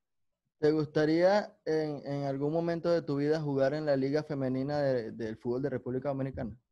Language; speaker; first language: Spanish; native; Spanish